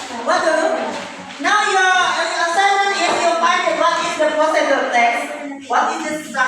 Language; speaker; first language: English; non-native, learner; Indonesian